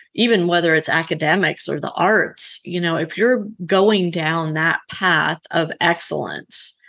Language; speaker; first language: English; native; English